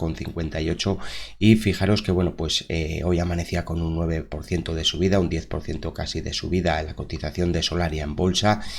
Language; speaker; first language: Spanish; native; Spanish